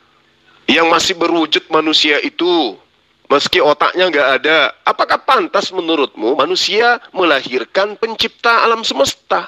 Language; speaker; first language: Indonesian; native; Indonesian